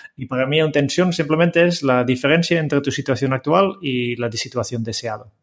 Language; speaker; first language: Spanish; non-native, fluent; Dutch